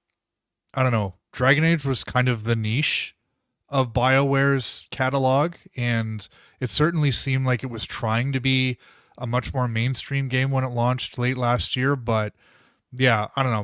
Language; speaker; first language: English; native; English